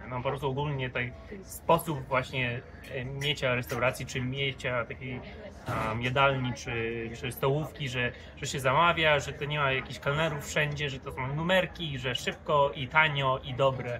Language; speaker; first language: Polish; early bilingual, heritage; English